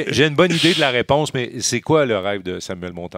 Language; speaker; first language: French; native; French